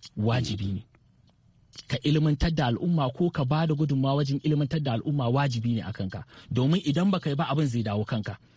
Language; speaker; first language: Hausa; native; Hausa